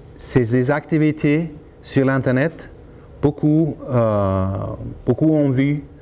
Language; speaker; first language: French; non-native, learner; Norwegian